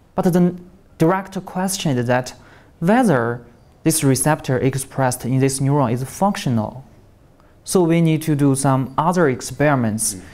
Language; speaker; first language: English; non-native, learner; Chinese